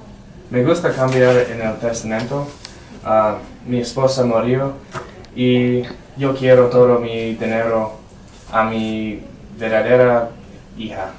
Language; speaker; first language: Spanish; non-native, learner; English